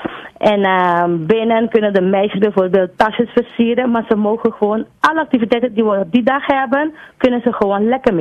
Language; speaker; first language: Dutch; non-native, local second language; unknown